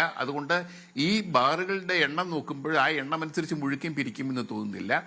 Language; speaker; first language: Malayalam; native; Malayalam